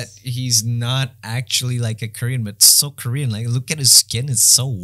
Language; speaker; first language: English; non-native, fluent; Indonesian